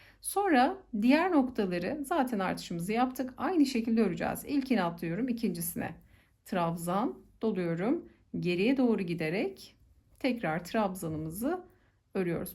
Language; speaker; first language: Turkish; native; Turkish